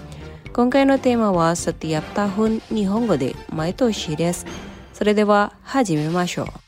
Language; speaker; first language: Japanese; non-native, fluent; Indonesian